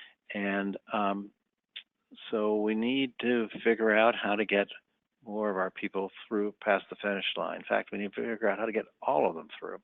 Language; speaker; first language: English; native; English